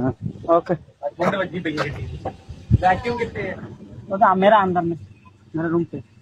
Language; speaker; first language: Hindi; non-native, learner; Bangla